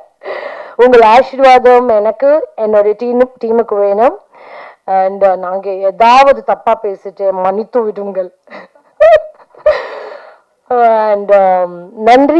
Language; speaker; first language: Tamil; non-native, fluent; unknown